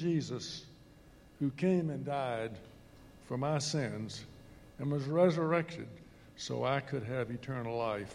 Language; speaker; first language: English; native; English